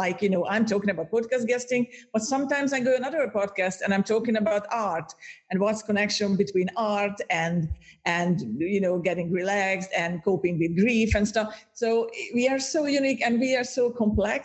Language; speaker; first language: English; non-native, fluent; Hungarian